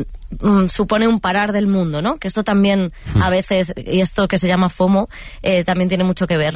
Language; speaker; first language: Spanish; native; Spanish